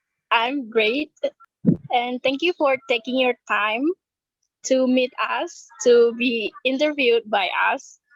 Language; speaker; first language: English; non-native, learner; Indonesian